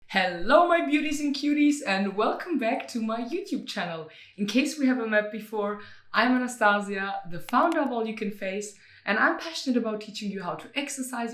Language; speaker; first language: English; non-native, fluent; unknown